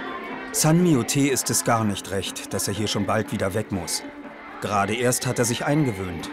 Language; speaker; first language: German; native; German